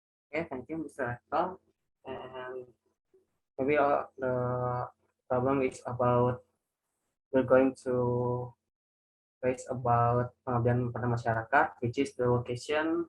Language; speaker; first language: English; non-native, learner; Indonesian